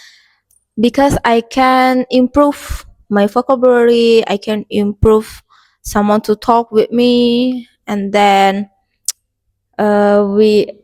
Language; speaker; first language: English; non-native, learner; Indonesian